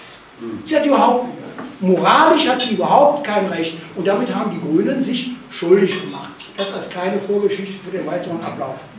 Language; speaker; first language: German; native; German